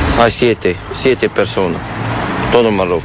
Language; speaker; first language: Spanish; non-native, learner; Arabic